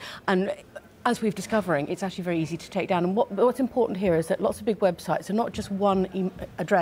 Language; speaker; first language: English; native; English